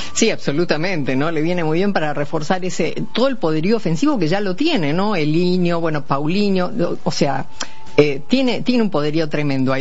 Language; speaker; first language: Spanish; native; Spanish